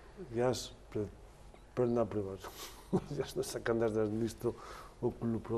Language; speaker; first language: Macedonian; non-native, learner; Spanish